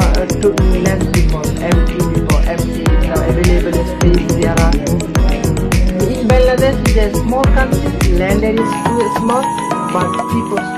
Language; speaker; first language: English; non-native, learner; Bangla